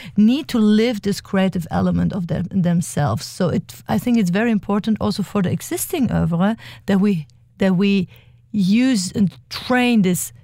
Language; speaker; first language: English; early bilingual, other home language; German